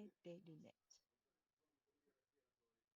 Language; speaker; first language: French; non-native, learner; Chinese